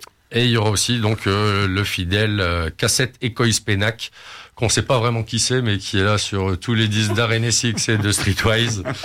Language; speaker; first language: French; native; French